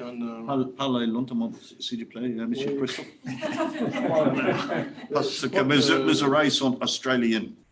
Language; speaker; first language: French; non-native, learner; English